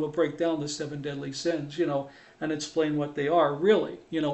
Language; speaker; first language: English; native; English